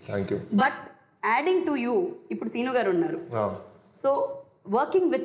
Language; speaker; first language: Telugu; native; Telugu